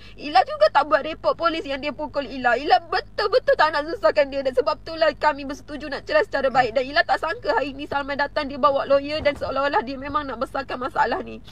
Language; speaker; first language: Malay; native; Malay